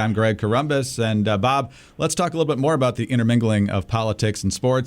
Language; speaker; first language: English; native; English